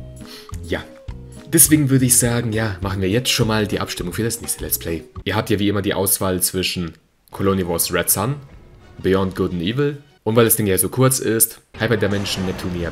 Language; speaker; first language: German; native; German